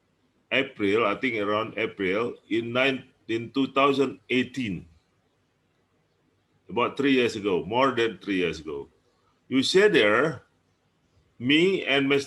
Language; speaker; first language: English; non-native, learner; Indonesian